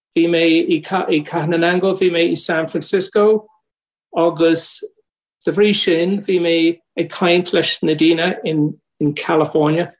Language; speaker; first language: Irish; non-native, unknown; English